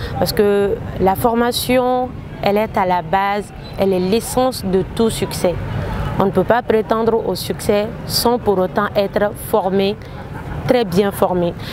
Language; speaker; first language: French; non-native, local second language; Bambara